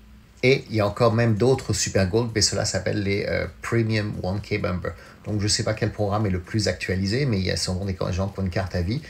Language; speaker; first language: French; native; French